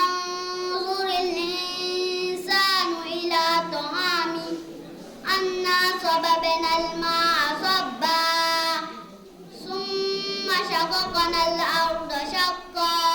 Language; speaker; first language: Arabic; non-native, learner; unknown